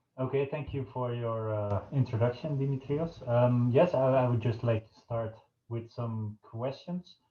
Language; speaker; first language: English; non-native, local second language; Dutch